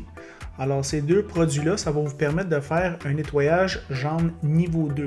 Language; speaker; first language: French; native; French